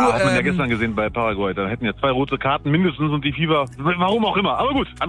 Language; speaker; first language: German; early bilingual, other home language; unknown